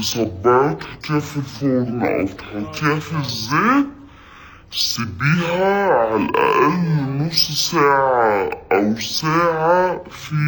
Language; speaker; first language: Arabic; native; Arabic